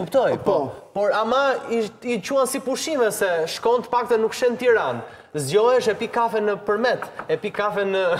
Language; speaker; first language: Albanian; native; Albanian